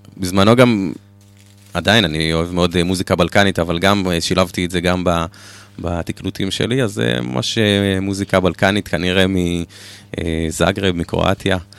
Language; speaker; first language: Hebrew; native; Hebrew